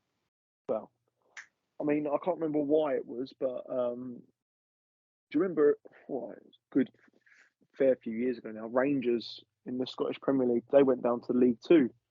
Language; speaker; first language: English; native; English